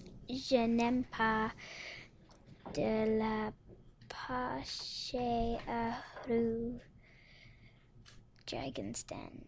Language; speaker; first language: French; non-native, learner; English